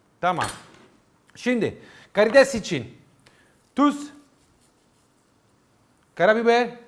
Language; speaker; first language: Turkish; non-native, learner; Italian